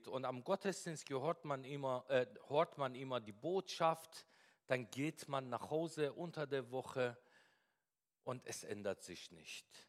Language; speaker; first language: German; non-native, fluent; Persian